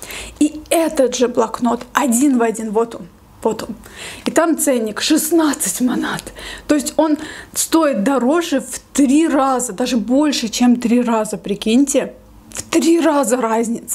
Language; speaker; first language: Russian; native; Russian